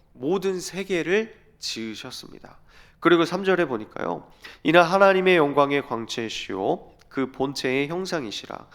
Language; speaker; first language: Korean; native; Korean